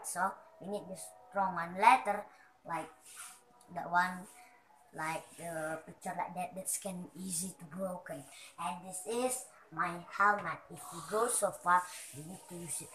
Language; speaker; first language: English; non-native, learner; Indonesian